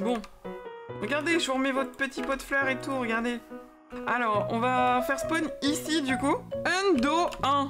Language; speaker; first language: French; native; French